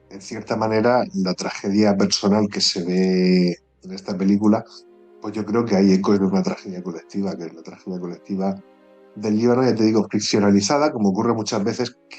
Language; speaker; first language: Spanish; native; Spanish